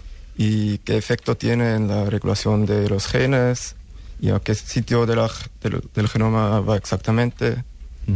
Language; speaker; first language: Spanish; non-native, fluent; German